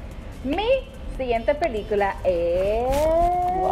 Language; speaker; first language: Spanish; native; Spanish